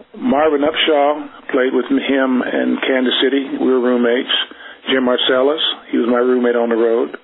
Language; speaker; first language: English; native; English